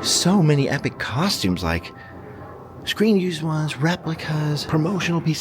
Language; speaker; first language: English; native; English